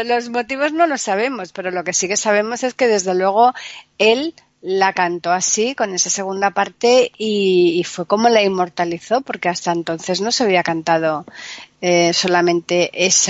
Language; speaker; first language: Spanish; native; Spanish